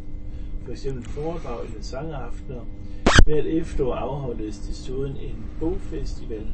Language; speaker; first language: Danish; native; Danish